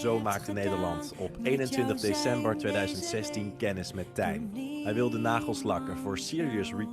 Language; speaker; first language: Dutch; native; Dutch